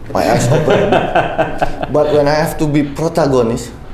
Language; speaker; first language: English; non-native, learner; Indonesian